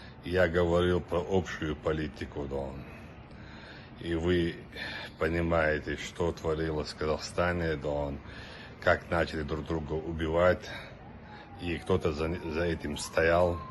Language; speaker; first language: Russian; non-native, local second language; Chechen